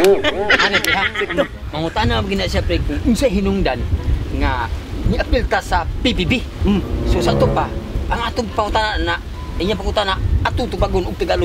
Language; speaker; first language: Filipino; non-native, local second language; Cebuano